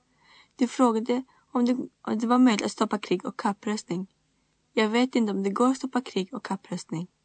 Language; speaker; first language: Swedish; early bilingual, other home language; Greek